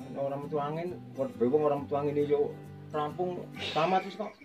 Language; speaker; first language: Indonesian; non-native, local second language; Javanese